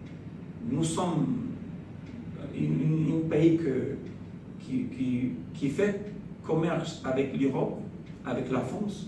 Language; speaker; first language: French; non-native, fluent; Spanish